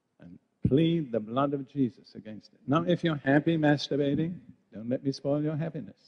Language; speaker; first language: English; native; English